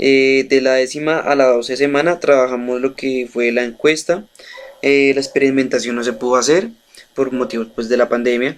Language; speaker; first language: Spanish; native; Spanish